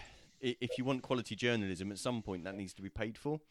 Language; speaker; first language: English; native; English